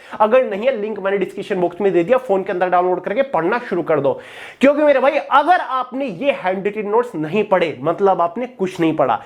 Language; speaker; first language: Hindi; native; Hindi